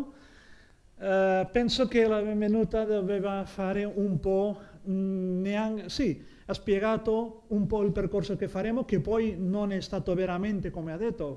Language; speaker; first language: Italian; non-native, fluent; Catalan